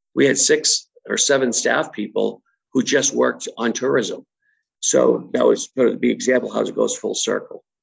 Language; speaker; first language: English; native; English